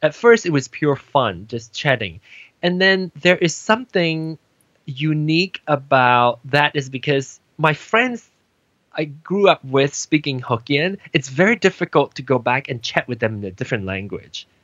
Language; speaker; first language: English; non-native, local second language; Min Nan Chinese